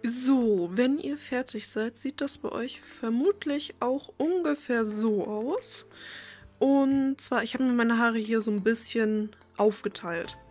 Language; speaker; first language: German; native; German